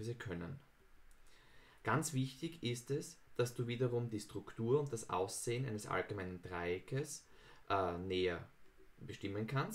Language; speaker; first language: German; native; German